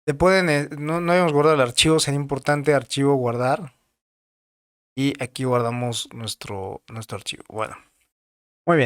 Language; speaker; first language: Spanish; native; Spanish